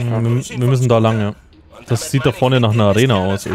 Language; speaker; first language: German; native; German